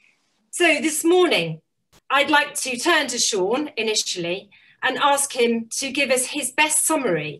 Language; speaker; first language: English; native; English